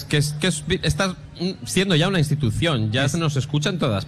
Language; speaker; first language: Spanish; native; Spanish